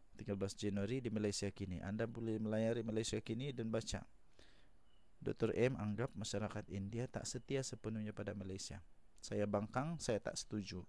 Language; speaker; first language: Malay; non-native, local second language; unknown